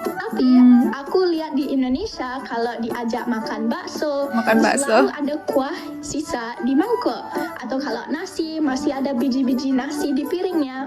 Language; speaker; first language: Indonesian; non-native, fluent; English